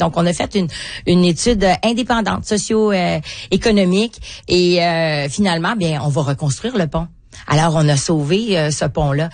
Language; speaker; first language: French; native; French